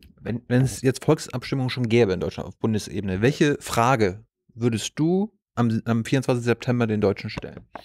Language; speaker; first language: German; native; German